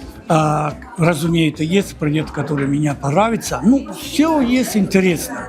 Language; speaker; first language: Russian; non-native, learner; Italian